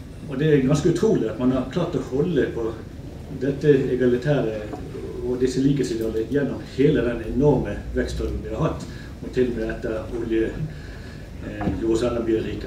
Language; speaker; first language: Norwegian; native; Norwegian